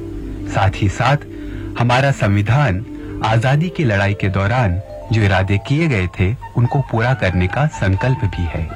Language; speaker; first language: Hindi; native; Hindi